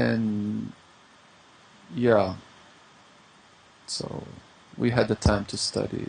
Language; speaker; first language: English; non-native, fluent; Portuguese